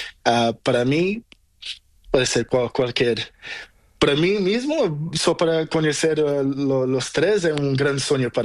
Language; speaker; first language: Spanish; non-native, learner; Portuguese